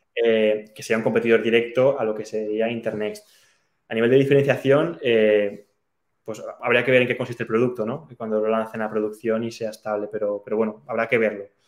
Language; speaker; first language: Spanish; native; Spanish